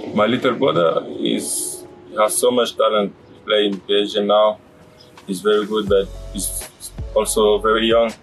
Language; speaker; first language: German; native; German